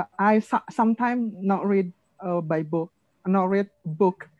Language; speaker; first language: English; non-native, learner; Indonesian